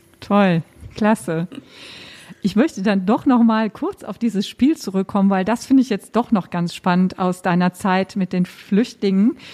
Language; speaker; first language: German; native; German